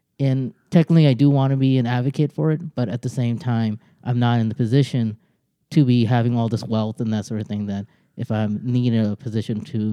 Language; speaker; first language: English; native; English